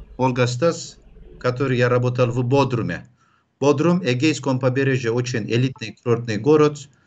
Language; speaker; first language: Russian; non-native, fluent; Turkish